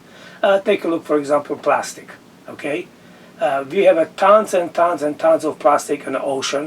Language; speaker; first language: English; non-native, fluent; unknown